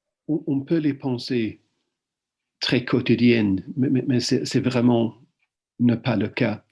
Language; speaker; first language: French; non-native, fluent; Swedish